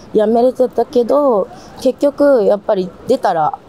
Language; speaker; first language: Japanese; native; Japanese